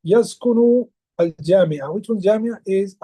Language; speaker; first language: Arabic; non-native, fluent; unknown